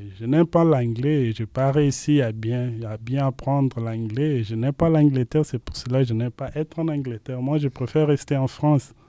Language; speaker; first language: French; non-native, local second language; Lingala